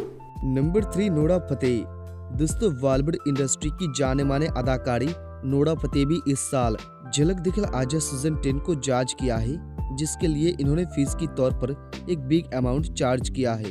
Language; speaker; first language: Hindi; native; Hindi